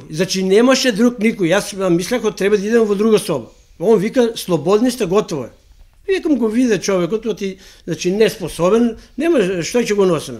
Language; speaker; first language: Macedonian; native; Macedonian